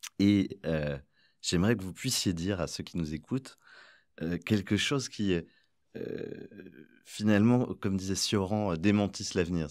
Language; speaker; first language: French; native; French